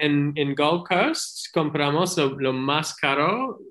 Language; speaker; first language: Spanish; non-native, learner; English